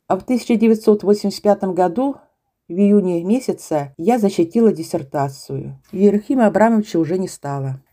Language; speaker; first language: Russian; non-native, local second language; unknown